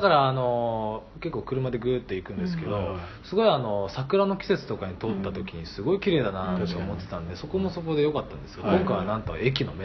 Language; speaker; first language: Japanese; native; Japanese